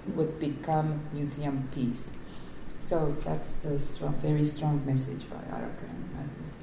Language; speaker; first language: English; non-native, fluent; Japanese